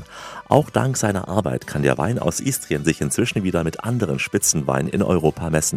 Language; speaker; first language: German; native; German